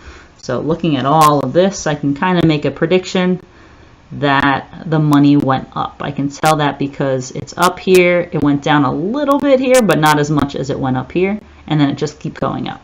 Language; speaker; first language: English; native; English